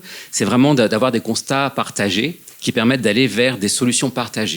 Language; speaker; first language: French; native; French